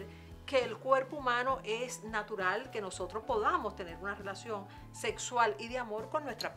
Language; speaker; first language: Spanish; native; Spanish